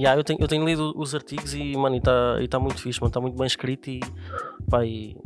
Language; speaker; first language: Portuguese; native; Portuguese